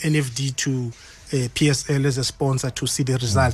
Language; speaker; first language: English; non-native, local second language; Swati